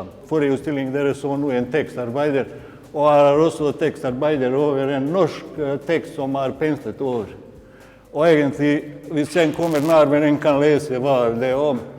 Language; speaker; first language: Norwegian; non-native, fluent; Bosnian